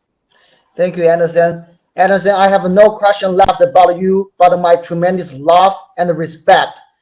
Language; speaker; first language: English; non-native, fluent; Chinese